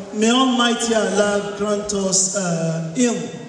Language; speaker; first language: English; non-native, local second language; Yoruba